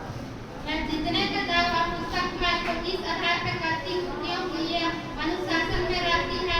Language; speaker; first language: Hindi; native; Hindi